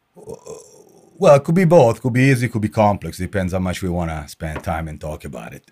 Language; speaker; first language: English; non-native, fluent; Italian